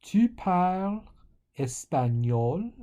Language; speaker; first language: French; non-native, fluent; English